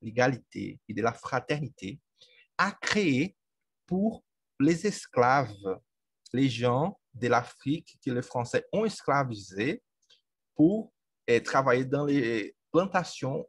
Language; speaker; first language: French; native; French